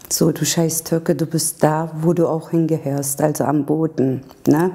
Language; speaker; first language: German; early bilingual, other home language; Turkish